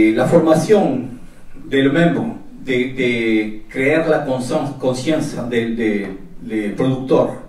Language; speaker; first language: French; non-native, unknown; Spanish